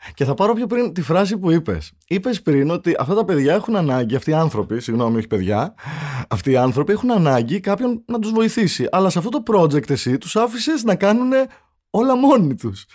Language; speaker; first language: Greek; native; Greek